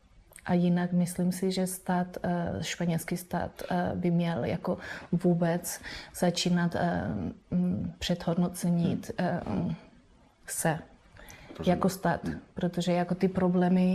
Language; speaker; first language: Czech; non-native, fluent; Spanish